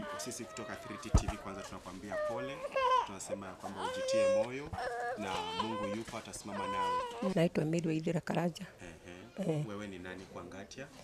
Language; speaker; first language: Swahili; non-native, local second language; Kikuyu